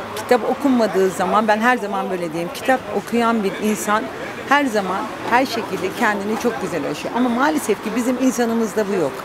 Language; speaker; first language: Turkish; native; Turkish